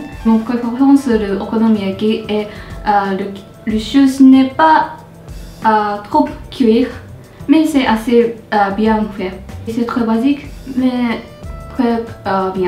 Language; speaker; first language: French; non-native, learner; Japanese